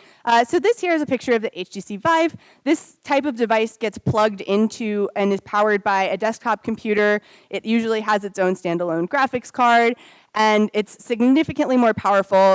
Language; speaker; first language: English; native; English